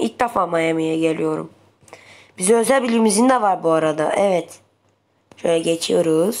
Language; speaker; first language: Turkish; native; Turkish